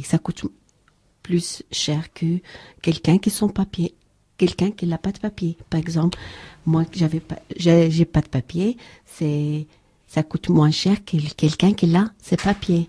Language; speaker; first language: French; non-native, learner; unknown